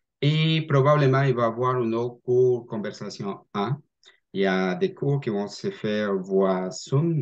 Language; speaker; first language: French; non-native, fluent; Spanish